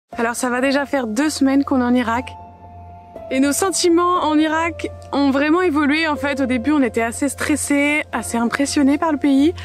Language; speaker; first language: French; native; French